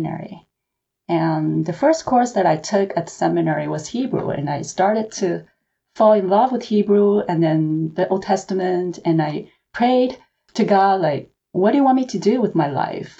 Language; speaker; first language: English; non-native, local second language; Cantonese